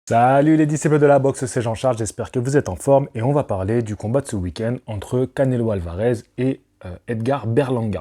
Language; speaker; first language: French; native; French